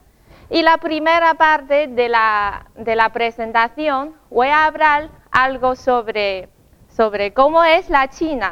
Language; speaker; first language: Spanish; non-native, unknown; Chinese